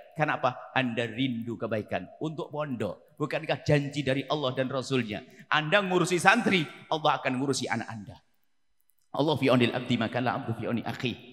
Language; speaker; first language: Indonesian; native; Indonesian